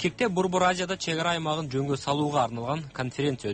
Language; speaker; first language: Kyrgyz; native; Kyrgyz